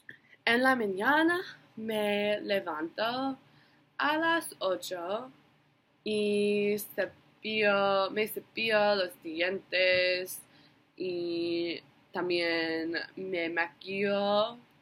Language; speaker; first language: Spanish; non-native, learner; English